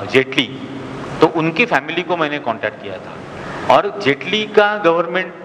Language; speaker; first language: Hindi; non-native, local second language; Marathi